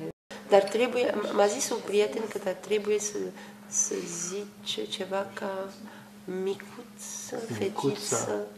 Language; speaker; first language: Romanian; non-native, learner; French